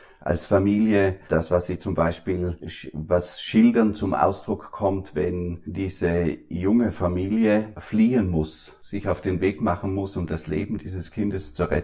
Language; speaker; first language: German; native; German